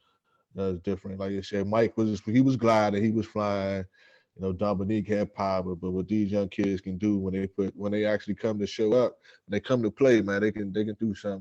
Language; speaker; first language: English; native; English